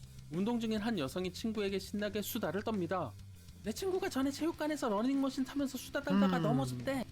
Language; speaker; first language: Korean; native; Korean